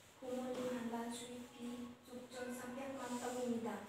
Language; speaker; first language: Korean; non-native, learner; Vietnamese